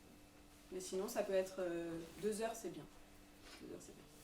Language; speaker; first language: French; native; French